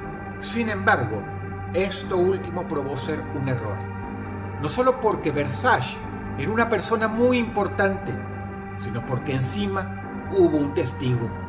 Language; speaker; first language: Spanish; native; Spanish